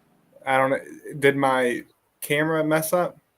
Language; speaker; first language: English; native; English